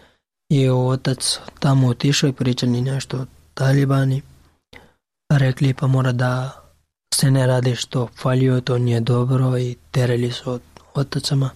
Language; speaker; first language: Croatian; non-native, learner; Pashto